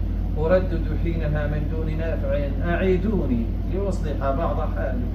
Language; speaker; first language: Arabic; native; Arabic